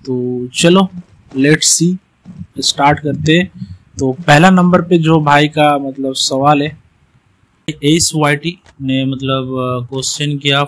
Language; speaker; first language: Hindi; non-native, local second language; Bangla